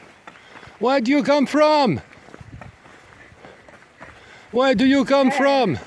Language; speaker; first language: English; non-native, learner; French